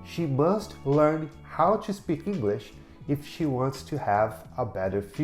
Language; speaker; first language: English; non-native, fluent; Portuguese